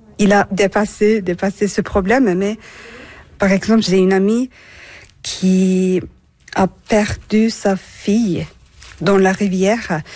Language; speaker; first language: French; non-native, fluent; Turkish